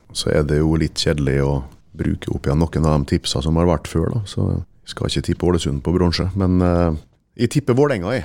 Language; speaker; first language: Norwegian; native; Norwegian